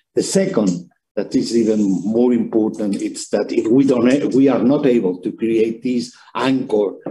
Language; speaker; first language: English; non-native, fluent; Spanish